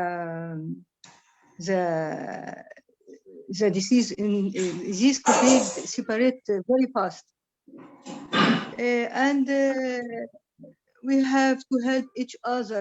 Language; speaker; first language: English; non-native, learner; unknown